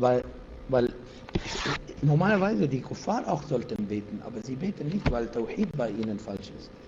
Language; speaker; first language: German; non-native, fluent; Arabic